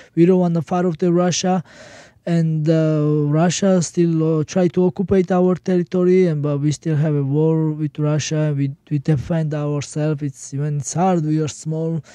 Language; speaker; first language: English; non-native, learner; Georgian